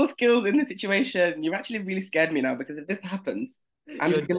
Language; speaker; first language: English; native; English